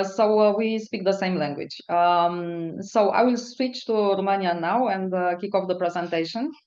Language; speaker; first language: English; non-native, fluent; Romanian